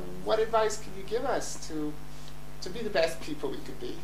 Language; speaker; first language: English; native; English